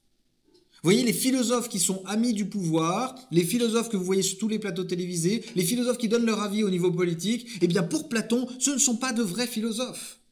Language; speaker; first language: French; native; French